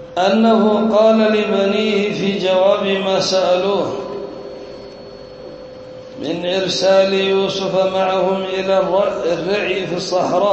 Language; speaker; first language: Arabic; native; Arabic